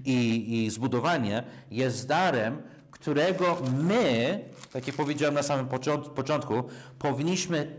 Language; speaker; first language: Polish; non-native, fluent; English